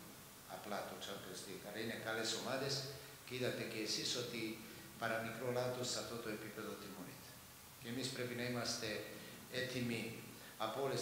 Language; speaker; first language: Greek; non-native, fluent; Serbian